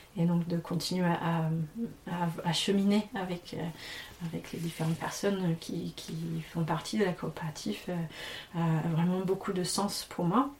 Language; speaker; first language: French; non-native, fluent; English